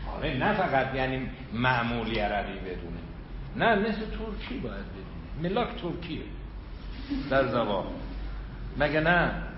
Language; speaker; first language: Persian; non-native, local second language; Azerbaijani